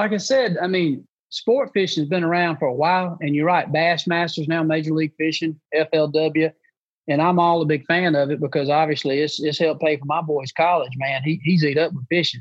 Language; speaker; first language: English; native; English